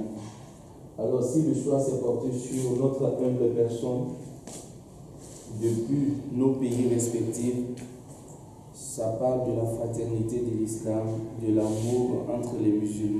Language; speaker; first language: French; non-native, local second language; Dyula